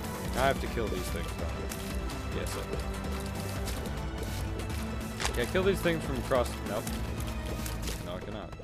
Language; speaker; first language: English; native; English